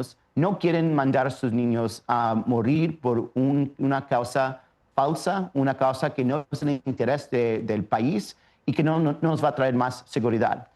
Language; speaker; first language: Spanish; early bilingual, heritage; Spanish